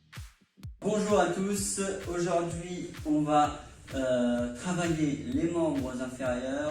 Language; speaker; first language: French; native; French